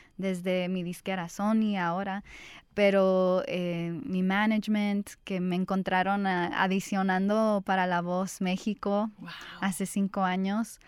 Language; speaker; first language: Spanish; early bilingual, heritage; Spanish